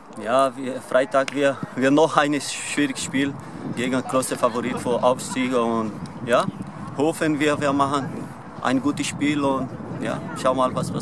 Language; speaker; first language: German; non-native, learner; Portuguese